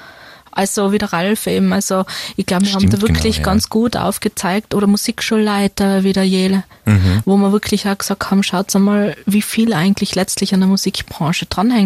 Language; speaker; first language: German; native; German